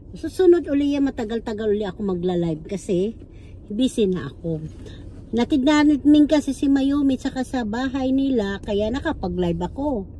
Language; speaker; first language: Filipino; native; Filipino